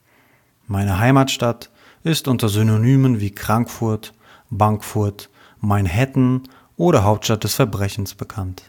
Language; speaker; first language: German; native; German